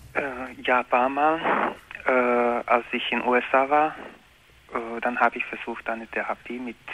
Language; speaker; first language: German; non-native, learner; Croatian